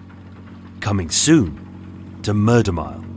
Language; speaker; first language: English; native; English